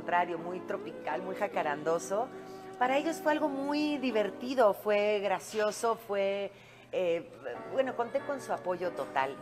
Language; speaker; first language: Spanish; early bilingual, other home language; Romanian